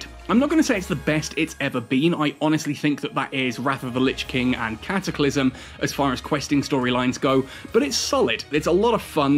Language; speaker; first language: English; native; English